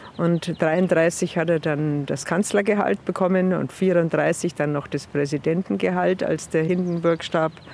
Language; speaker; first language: German; native; German